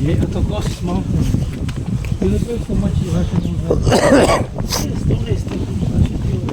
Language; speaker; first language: English; non-native, local second language; Filipino